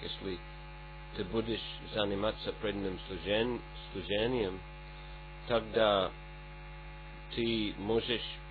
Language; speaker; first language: Russian; non-native, fluent; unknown